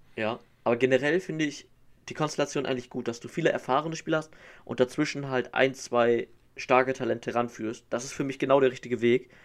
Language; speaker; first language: German; native; German